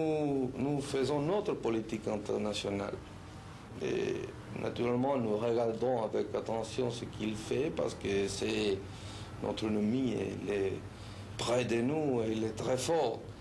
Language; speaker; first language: French; non-native, learner; Spanish